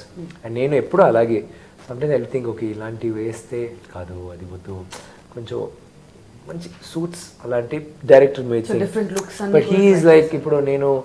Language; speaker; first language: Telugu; non-native, local second language; Tamil